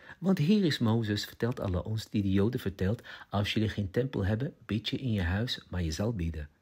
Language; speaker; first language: Dutch; early bilingual, other home language; Arabic